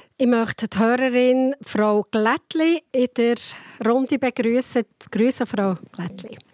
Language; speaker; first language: German; native; German